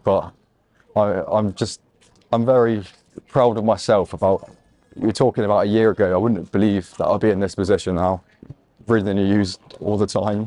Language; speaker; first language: English; native; English